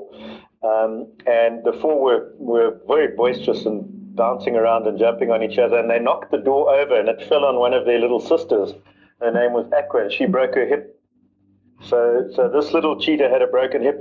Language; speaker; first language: English; native; English